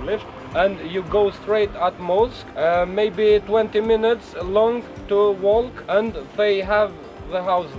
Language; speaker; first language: English; non-native, learner; Albanian